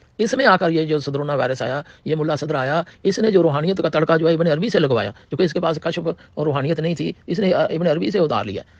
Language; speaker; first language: Urdu; non-native, local second language; Punjabi